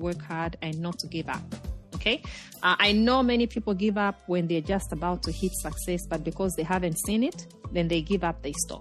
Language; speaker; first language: English; non-native, local second language; Nyanja